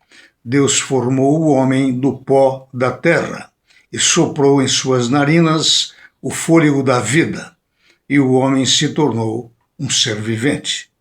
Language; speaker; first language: Portuguese; native; Portuguese